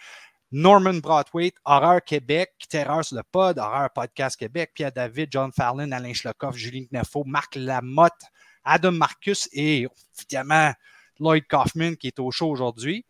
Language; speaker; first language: French; native; French